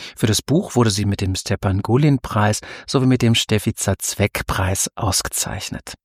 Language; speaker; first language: German; native; German